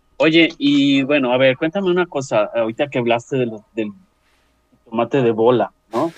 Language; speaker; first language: Spanish; native; Spanish